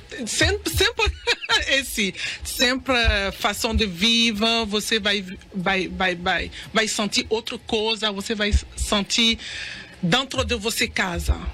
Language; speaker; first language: Portuguese; non-native, learner; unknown